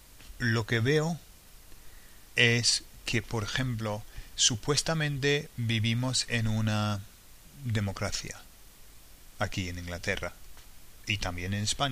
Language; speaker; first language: Spanish; non-native, fluent; English